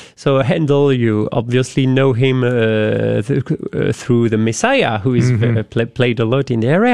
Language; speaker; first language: English; non-native, fluent; French